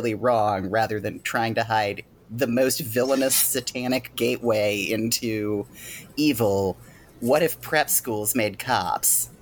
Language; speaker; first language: English; native; English